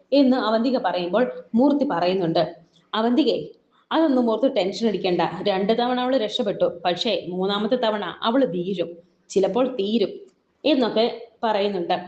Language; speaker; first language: Malayalam; native; Malayalam